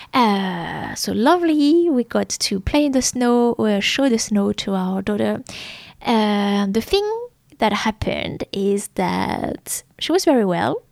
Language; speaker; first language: English; non-native, fluent; French